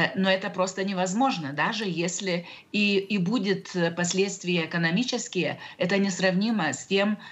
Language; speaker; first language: Russian; non-native, local second language; Lithuanian